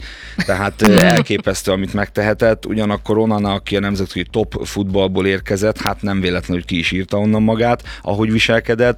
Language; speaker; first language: Hungarian; native; Hungarian